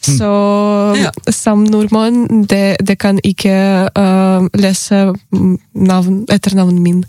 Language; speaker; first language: Norwegian; non-native, learner; Ukrainian